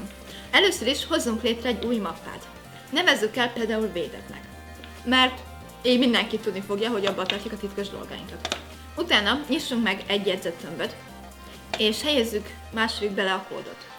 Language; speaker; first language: Hungarian; native; Hungarian